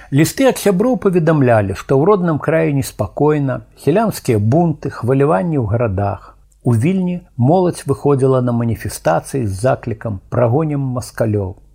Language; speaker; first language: Belarusian; native; Belarusian